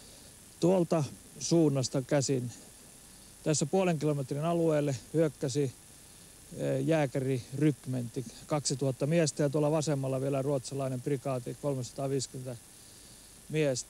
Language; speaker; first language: Finnish; native; Finnish